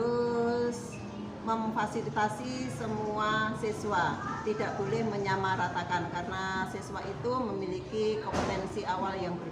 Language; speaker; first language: Indonesian; native; Indonesian